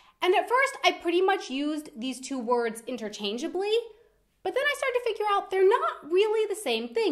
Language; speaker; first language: English; native; English